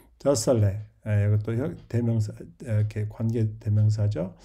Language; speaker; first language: Korean; native; Korean